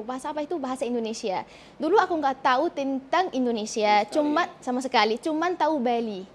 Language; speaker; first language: Indonesian; non-native, fluent; Arabic